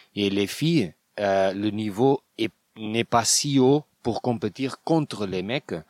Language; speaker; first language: French; non-native, learner; Portuguese